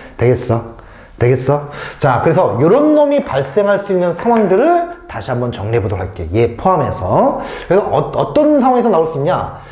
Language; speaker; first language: Korean; native; Korean